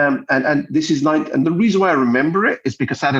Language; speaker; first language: English; native; English